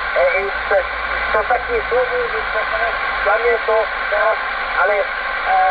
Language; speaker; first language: Polish; non-native, learner; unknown